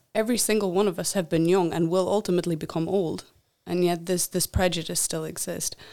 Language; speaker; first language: English; native; English